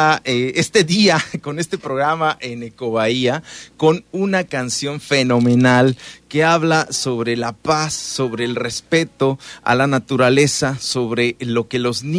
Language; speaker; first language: Spanish; native; Spanish